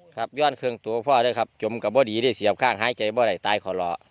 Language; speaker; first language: Thai; native; Thai